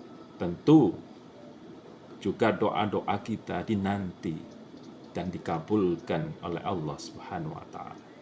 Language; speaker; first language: Indonesian; native; Indonesian